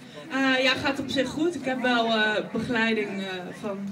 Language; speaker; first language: Dutch; native; Dutch